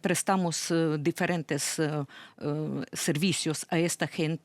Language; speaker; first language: Spanish; non-native, fluent; Ukrainian